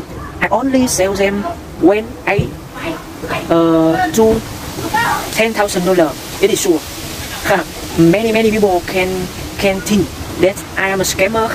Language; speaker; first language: English; non-native, learner; Vietnamese